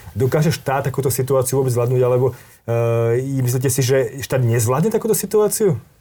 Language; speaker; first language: Slovak; native; Slovak